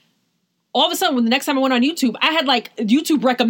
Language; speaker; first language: English; native; English